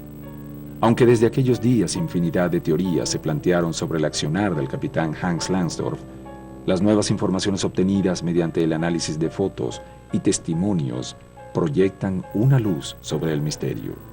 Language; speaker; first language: Spanish; native; Spanish